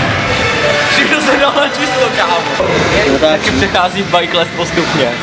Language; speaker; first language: Czech; native; Czech